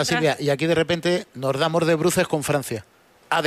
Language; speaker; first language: Spanish; native; Spanish